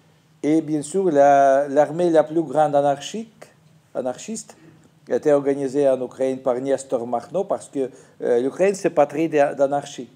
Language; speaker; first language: French; non-native, fluent; Russian